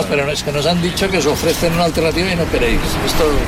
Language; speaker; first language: Spanish; native; Spanish